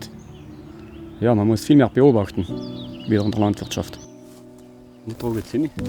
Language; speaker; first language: German; native; German